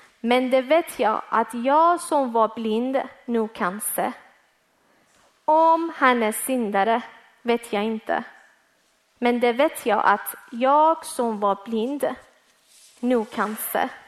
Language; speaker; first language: Swedish; early bilingual, other home language; Persian